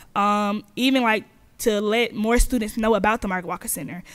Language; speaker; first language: English; native; English